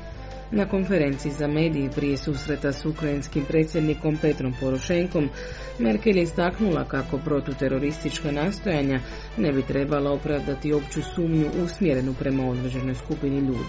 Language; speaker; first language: Croatian; native; Croatian